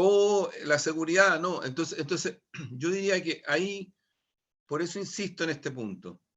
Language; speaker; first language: Spanish; native; Spanish